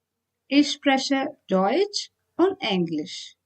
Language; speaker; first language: German; non-native, fluent; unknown